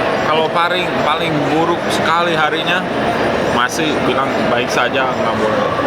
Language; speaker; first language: Indonesian; non-native, local second language; English